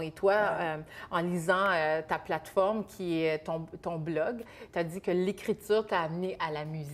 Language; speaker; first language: French; native; French